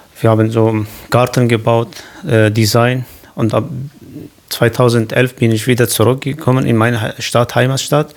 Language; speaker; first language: German; non-native, learner; Kurdish